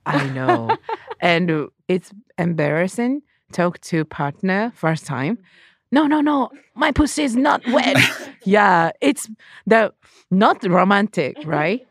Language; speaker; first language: English; non-native, learner; Japanese